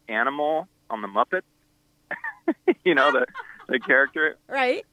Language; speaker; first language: English; native; English